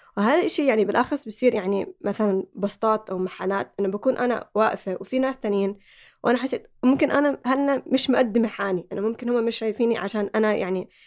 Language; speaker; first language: Arabic; early bilingual, other home language; Somali